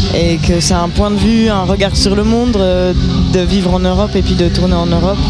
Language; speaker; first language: French; native; French